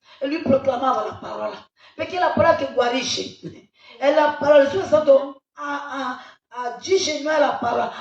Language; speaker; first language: Italian; non-native, fluent; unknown